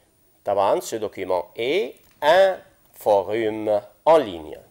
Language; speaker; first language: French; non-native, fluent; Arabic